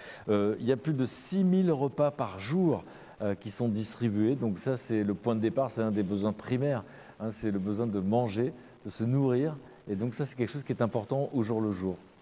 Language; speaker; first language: French; native; French